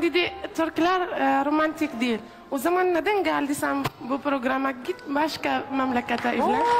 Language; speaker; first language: Turkish; non-native, learner; Arabic